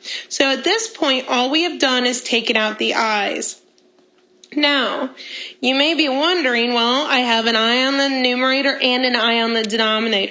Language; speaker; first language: English; native; English